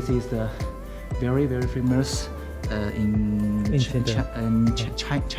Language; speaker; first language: English; non-native, learner; Chinese